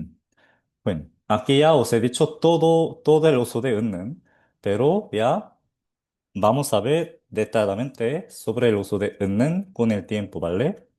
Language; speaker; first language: Spanish; non-native, fluent; Korean